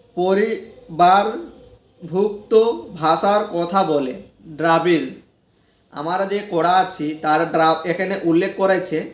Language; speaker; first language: Bangla; non-native, local second language; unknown